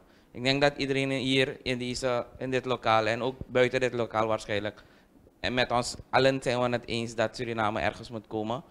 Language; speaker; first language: Dutch; native; Dutch